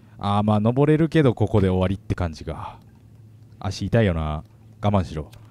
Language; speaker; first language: Japanese; native; Japanese